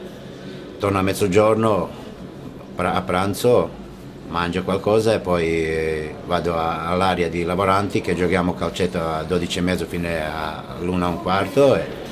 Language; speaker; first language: Italian; non-native, fluent; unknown